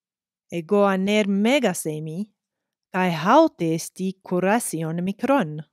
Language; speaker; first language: Greek; non-native, fluent; English